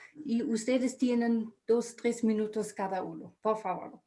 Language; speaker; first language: Spanish; non-native, fluent; German